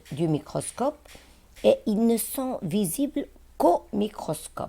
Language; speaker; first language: French; non-native, local second language; Arabic